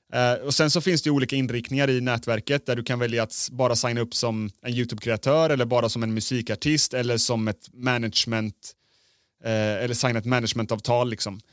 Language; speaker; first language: Swedish; native; Swedish